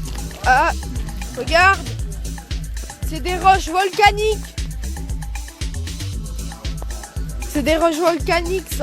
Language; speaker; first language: French; native; French